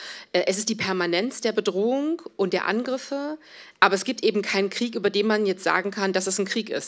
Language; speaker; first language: German; native; German